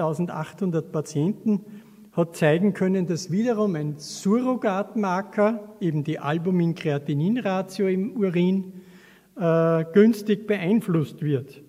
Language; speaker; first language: German; native; German